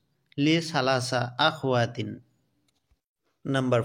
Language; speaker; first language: Arabic; non-native, fluent; Assamese